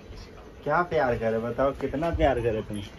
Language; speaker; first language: Hindi; native; Hindi